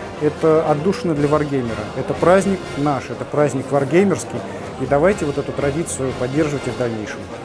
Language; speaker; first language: Russian; native; Russian